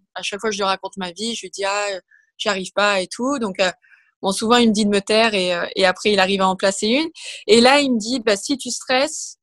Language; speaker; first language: French; native; French